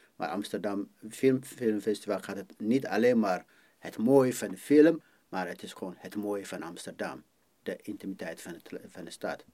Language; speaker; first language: Dutch; non-native, fluent; Amharic